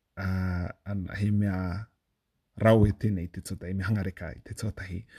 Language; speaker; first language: Māori; native; Māori